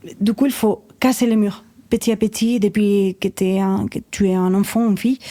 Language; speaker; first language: French; non-native, fluent; Spanish